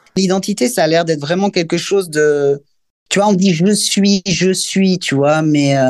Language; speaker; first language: French; native; French